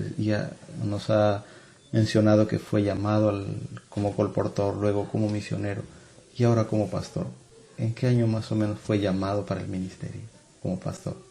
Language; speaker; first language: Spanish; native; Spanish